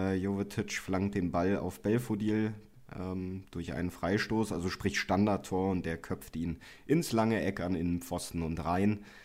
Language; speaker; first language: German; native; German